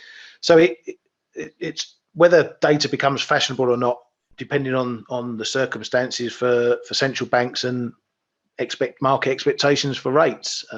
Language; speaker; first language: English; native; English